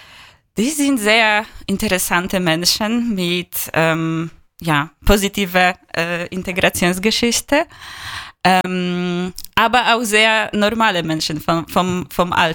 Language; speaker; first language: German; non-native, fluent; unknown